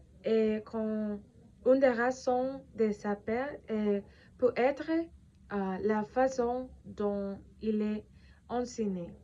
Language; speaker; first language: French; non-native, fluent; Spanish